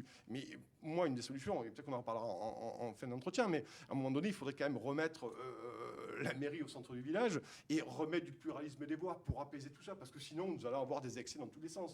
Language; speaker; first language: French; native; French